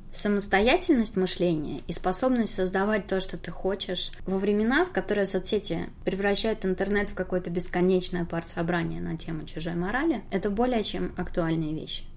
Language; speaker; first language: Russian; native; Russian